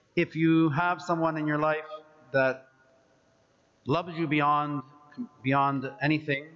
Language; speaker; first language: English; early bilingual, other home language; Greek